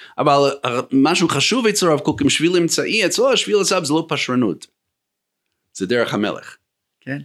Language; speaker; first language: Hebrew; non-native, fluent; English